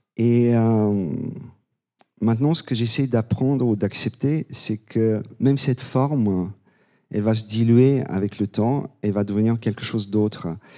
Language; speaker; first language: French; non-native, fluent; Bulgarian